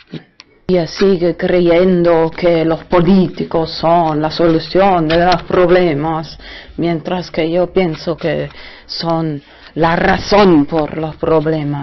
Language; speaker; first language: Spanish; non-native, fluent; German